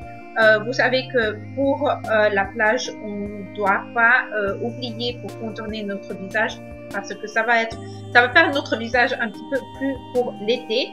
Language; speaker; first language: French; non-native, learner; Spanish